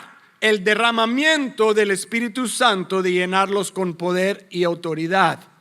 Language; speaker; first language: Spanish; non-native, fluent; English